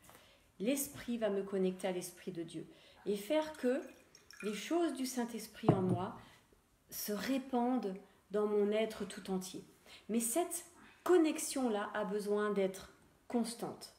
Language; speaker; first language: French; native; French